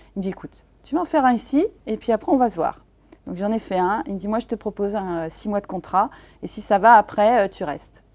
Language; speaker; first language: French; native; French